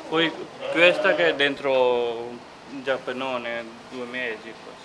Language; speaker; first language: Italian; non-native, learner; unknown